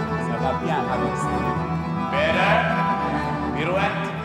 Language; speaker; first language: French; non-native, fluent; Finnish